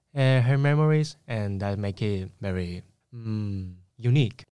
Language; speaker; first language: English; non-native, learner; Spanish